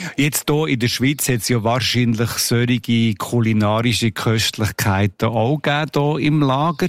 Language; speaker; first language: German; native; German